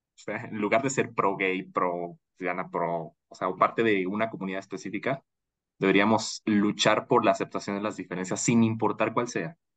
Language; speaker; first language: Spanish; native; Spanish